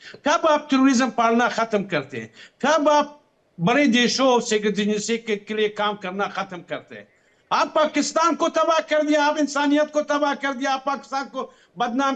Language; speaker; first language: Hindi; non-native, fluent; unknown